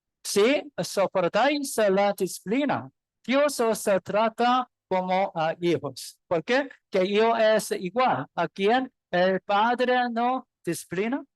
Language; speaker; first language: Spanish; non-native, learner; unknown